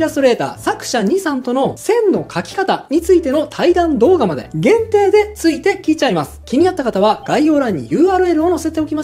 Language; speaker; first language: Japanese; native; Japanese